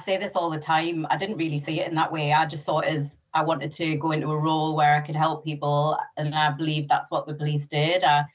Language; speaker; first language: English; native; English